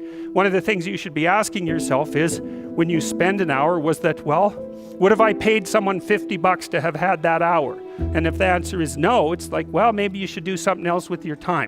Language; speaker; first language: English; native; English